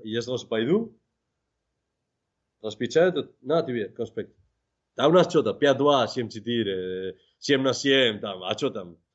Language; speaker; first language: Russian; non-native, fluent; Spanish